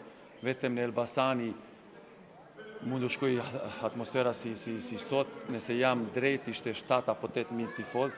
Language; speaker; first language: Albanian; non-native, learner; Serbian